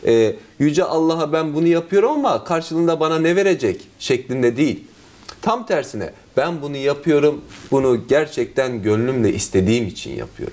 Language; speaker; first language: Turkish; native; Turkish